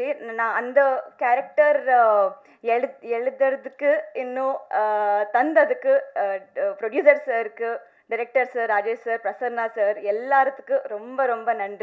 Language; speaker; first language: Tamil; non-native, learner; Telugu